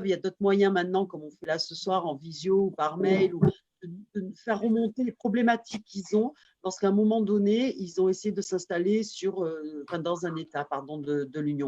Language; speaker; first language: French; native; French